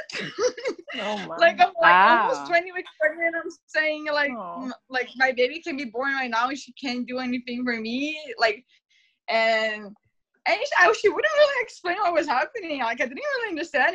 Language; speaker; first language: English; non-native, fluent; Portuguese